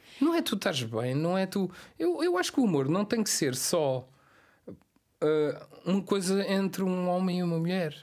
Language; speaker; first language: Portuguese; non-native, local second language; Kabuverdianu